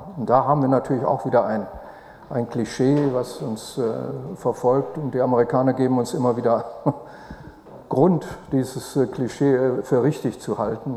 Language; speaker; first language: German; native; German